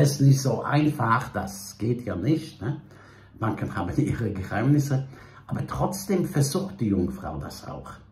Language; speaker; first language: German; non-native, fluent; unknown